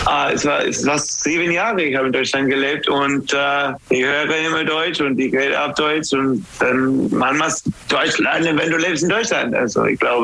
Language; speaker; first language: German; non-native, learner; English